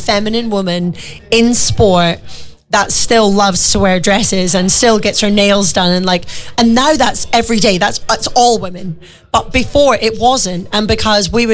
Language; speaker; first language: English; native; English